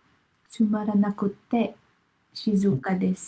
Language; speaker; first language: Japanese; non-native, learner; Filipino